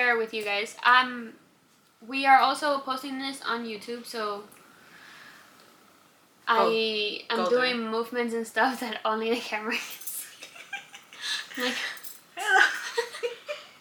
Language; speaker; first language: English; non-native, fluent; Spanish